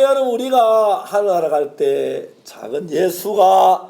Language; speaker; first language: Korean; native; Korean